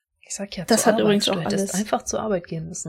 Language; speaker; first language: German; native; German